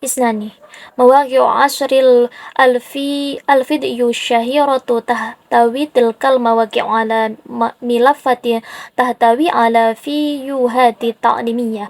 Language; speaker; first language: Arabic; non-native, learner; Indonesian